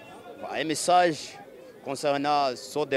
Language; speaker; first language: French; non-native, local second language; Kinyarwanda